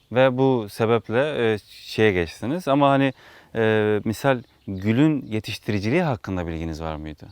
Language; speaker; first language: Turkish; native; Turkish